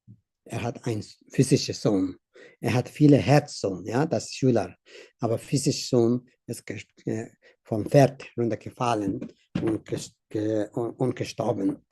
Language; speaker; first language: German; non-native, learner; Tibetan